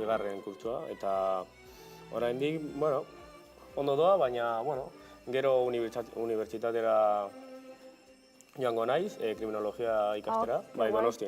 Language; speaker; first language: Basque; non-native, local second language; Spanish